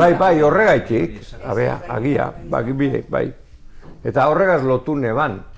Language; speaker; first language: Basque; native; Basque